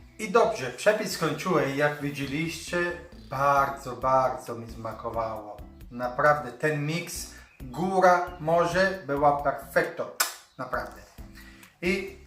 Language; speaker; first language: Polish; non-native, learner; Italian